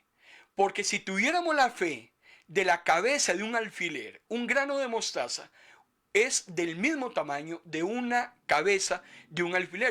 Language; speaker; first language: Spanish; native; Spanish